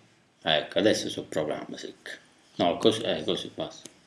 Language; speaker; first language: Italian; native; Italian